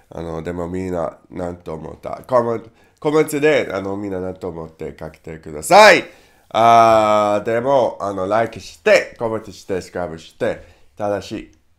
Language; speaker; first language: Japanese; non-native, learner; English